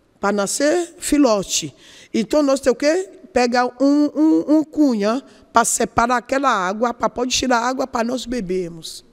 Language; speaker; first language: Portuguese; non-native, learner; Yoruba